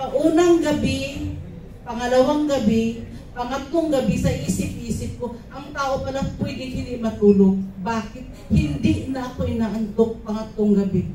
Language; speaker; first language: Filipino; non-native, local second language; Cebuano